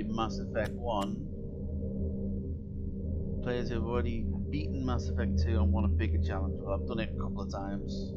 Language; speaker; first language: English; native; English